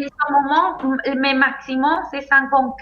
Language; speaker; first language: French; non-native, fluent; Spanish